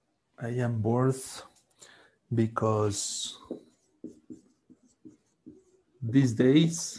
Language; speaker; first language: English; non-native, fluent; Spanish